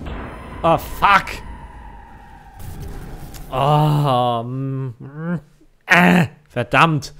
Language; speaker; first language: German; native; German